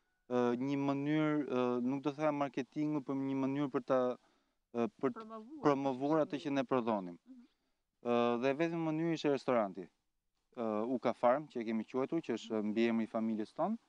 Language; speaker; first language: Albanian; native; Albanian